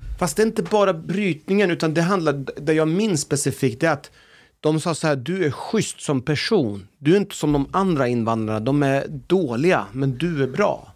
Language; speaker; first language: Swedish; early bilingual, other home language; Turkish